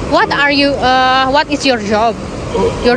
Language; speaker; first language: English; non-native, learner; Indonesian